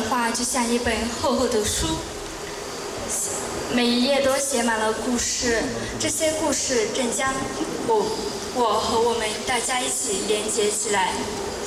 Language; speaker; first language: Chinese; non-native, fluent; Lao